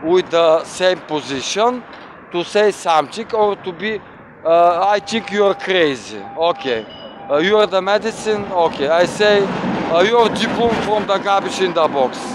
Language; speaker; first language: English; non-native, learner; Bulgarian